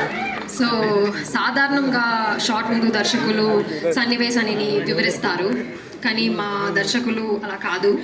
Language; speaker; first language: Telugu; non-native, learner; Malayalam